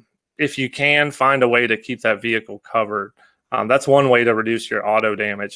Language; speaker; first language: English; native; English